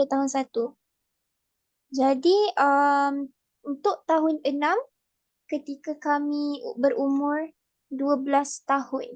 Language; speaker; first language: Malay; native; Malay